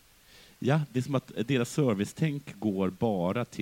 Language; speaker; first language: Swedish; native; Swedish